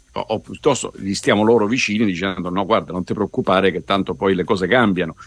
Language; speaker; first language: Italian; native; Italian